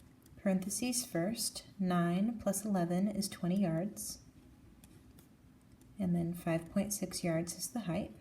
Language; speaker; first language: English; native; English